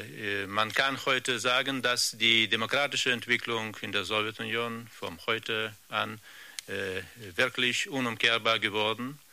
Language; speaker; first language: German; non-native, fluent; Russian